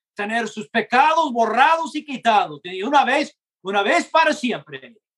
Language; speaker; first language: Spanish; non-native, fluent; English